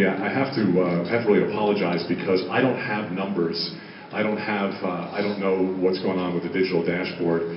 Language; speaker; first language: English; native; English